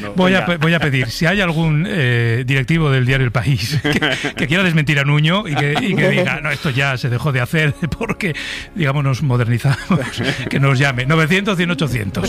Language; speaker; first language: Spanish; native; Spanish